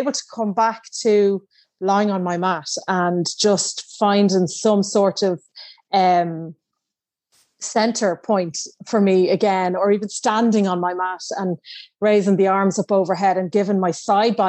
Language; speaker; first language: English; native; English